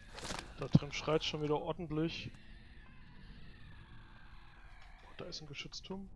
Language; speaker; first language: German; native; German